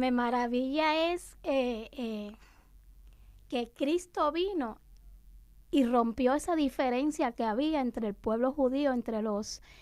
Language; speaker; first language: Spanish; native; Spanish